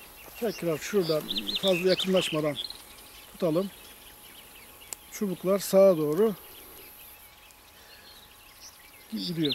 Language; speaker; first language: Turkish; native; Turkish